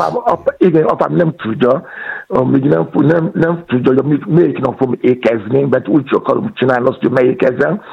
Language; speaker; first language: Hungarian; non-native, fluent; Yoruba